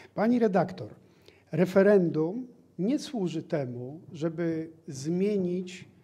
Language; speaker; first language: Polish; native; Polish